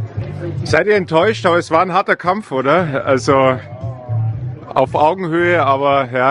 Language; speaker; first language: German; native; German